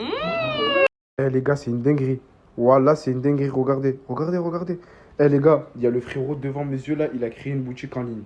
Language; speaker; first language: French; native; French